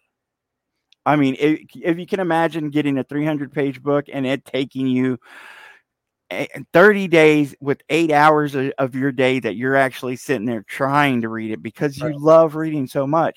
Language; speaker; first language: English; native; English